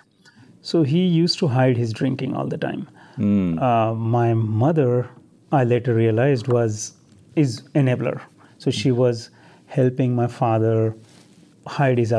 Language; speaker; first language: English; non-native, local second language; Marathi